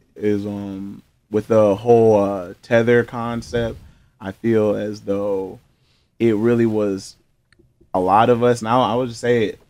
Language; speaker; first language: English; native; English